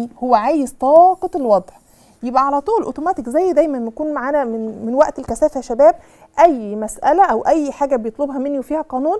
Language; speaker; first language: Arabic; native; Arabic